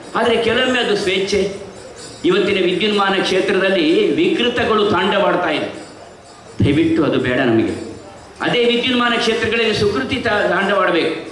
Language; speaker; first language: Kannada; non-native, local second language; Tulu